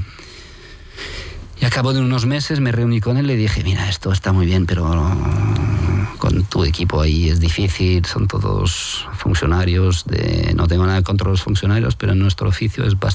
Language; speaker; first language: Spanish; non-native, fluent; French